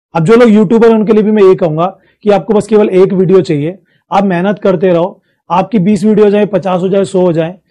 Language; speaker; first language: Hindi; native; Hindi